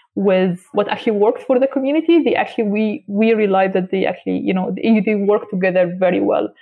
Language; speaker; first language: English; non-native, fluent; Arabic